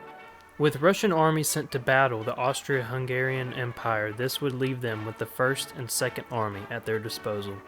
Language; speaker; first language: English; native; English